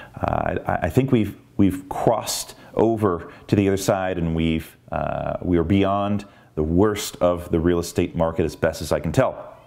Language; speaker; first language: English; native; English